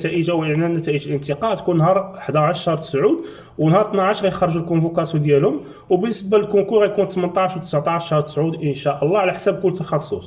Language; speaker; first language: Arabic; native; Arabic